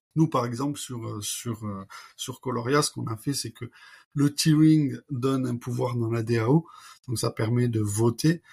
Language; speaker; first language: French; native; French